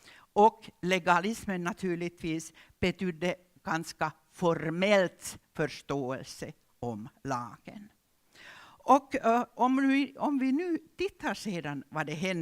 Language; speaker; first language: Swedish; non-native, local second language; Finnish